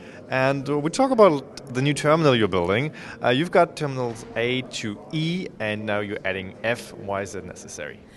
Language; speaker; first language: English; non-native, fluent; German